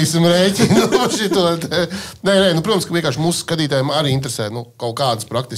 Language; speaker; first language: Latvian; native; Latvian